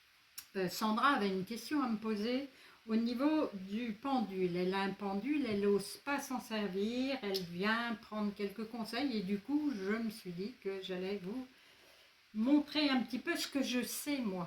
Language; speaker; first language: French; native; French